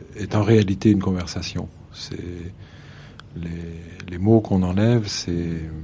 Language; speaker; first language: French; native; French